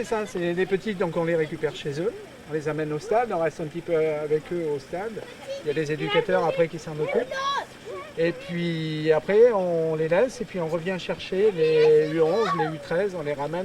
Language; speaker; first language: French; native; French